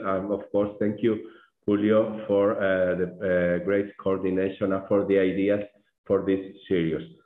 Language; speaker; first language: English; non-native, fluent; Spanish